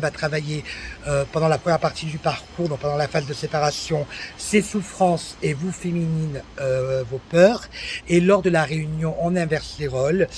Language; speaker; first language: French; native; French